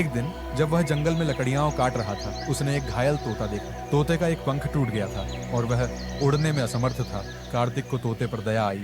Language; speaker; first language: Hindi; native; Hindi